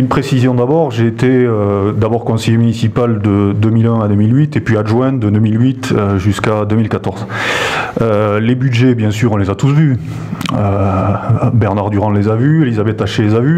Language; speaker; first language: French; native; French